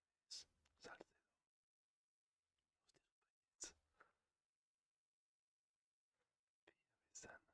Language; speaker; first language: Basque; non-native, learner; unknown